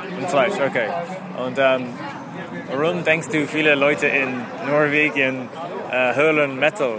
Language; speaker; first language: German; non-native, learner; English